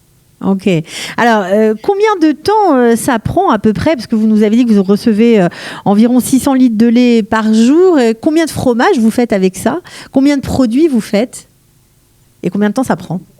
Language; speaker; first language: French; native; French